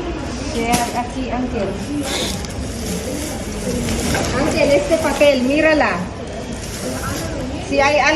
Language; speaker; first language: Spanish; non-native, learner; Filipino